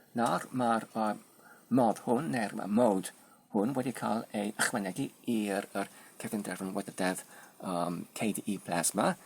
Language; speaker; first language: Welsh; non-native, learner; Polish